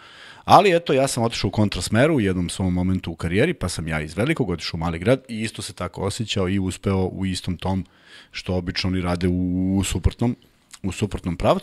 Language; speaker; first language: Serbian; native; Serbian